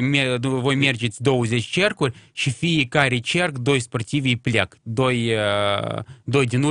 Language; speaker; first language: Romanian; non-native, local second language; Russian